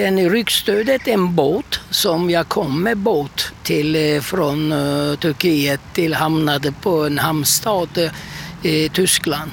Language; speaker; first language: Swedish; non-native, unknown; Turkish